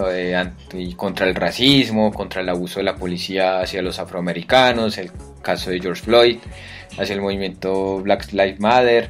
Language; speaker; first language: Spanish; native; Spanish